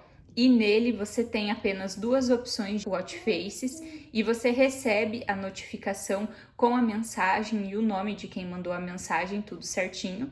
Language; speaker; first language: Portuguese; native; Portuguese